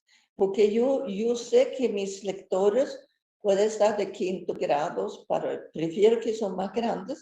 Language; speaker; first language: Spanish; non-native, fluent; Swedish